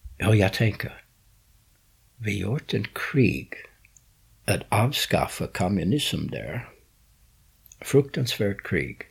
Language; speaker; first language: Swedish; non-native, fluent; English